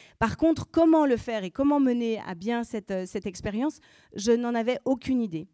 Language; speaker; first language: French; native; French